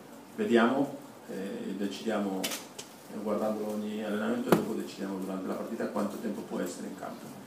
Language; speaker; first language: Italian; non-native, fluent; Spanish